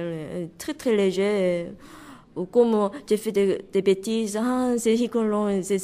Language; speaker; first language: French; non-native, learner; Korean